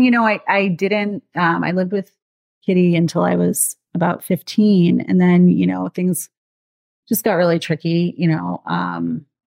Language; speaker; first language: English; native; English